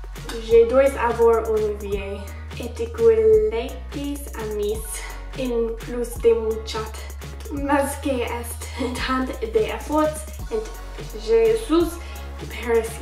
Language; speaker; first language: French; non-native, learner; English